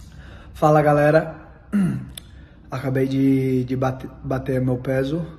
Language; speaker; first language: Portuguese; non-native, learner; English